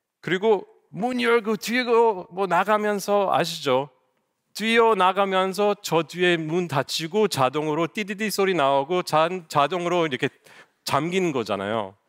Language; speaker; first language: Korean; non-native, fluent; English